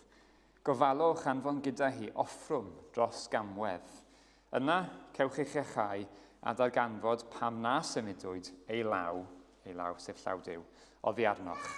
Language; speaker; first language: Welsh; native; Welsh